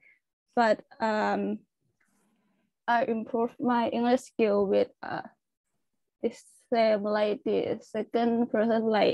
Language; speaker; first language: English; non-native, learner; Thai